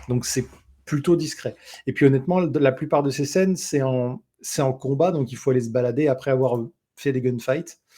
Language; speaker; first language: French; native; French